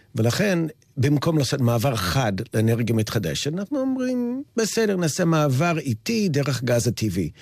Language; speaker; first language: Hebrew; non-native, fluent; English